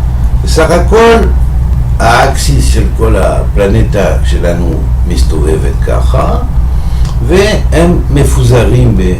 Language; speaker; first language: Hebrew; non-native, fluent; French